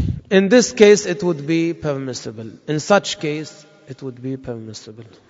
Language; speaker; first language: English; non-native, fluent; Arabic